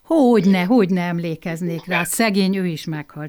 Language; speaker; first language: Hungarian; native; Hungarian